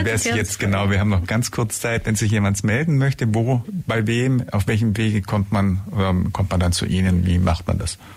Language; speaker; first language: German; native; German